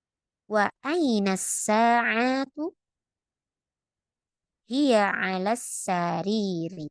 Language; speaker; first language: Arabic; non-native, fluent; Indonesian